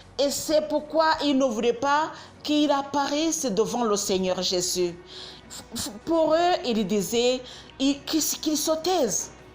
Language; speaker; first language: French; non-native, local second language; Kinyarwanda